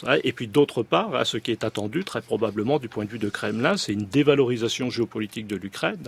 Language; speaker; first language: French; native; French